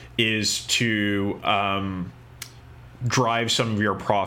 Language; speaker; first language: English; native; English